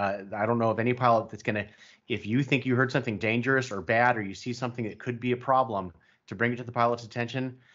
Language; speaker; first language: English; native; English